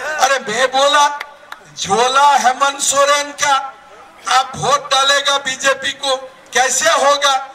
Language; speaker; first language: Hindi; non-native, local second language; Assamese